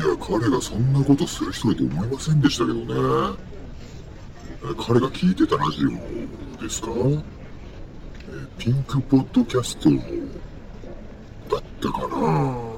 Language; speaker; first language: Japanese; native; Japanese